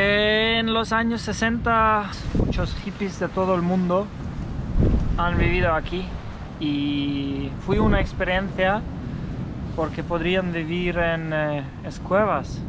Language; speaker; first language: Spanish; non-native, fluent; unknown